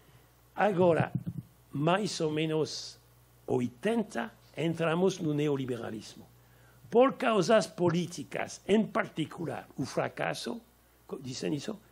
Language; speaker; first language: Portuguese; non-native, learner; French